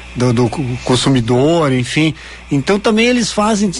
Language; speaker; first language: Portuguese; native; Portuguese